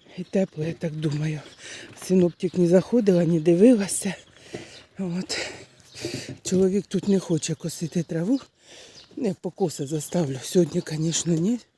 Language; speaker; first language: Ukrainian; native; Ukrainian